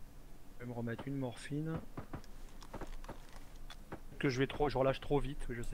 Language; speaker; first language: French; native; French